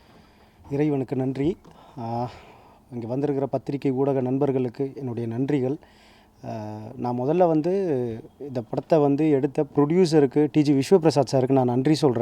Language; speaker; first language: Tamil; native; Tamil